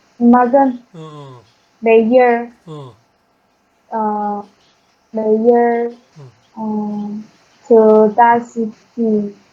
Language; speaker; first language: Korean; non-native, learner; Chinese